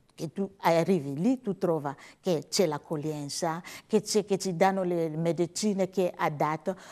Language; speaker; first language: Italian; non-native, learner; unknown